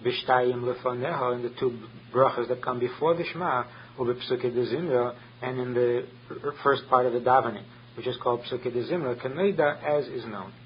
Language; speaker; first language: English; native; English